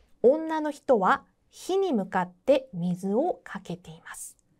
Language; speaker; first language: Japanese; non-native, fluent; Korean